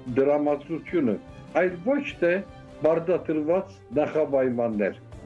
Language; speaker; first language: Armenian; native; Armenian